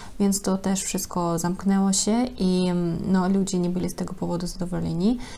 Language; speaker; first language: Polish; non-native, fluent; Russian